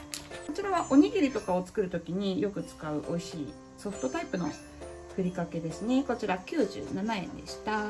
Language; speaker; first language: Japanese; native; Japanese